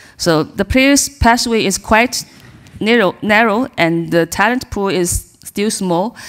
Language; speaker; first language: English; non-native, learner; Chinese